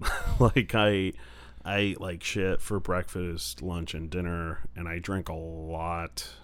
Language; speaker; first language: English; non-native, fluent; Spanish